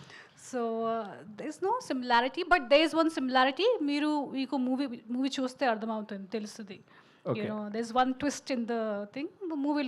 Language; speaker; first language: Telugu; non-native, local second language; Hindi